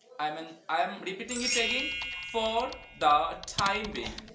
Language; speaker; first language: English; non-native, learner; Bangla